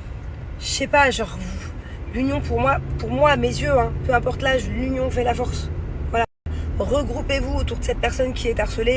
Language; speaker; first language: French; native; French